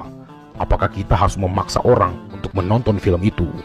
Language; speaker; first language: Indonesian; native; Indonesian